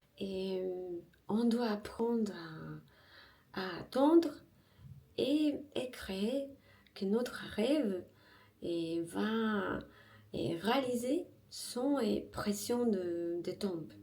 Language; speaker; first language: French; non-native, learner; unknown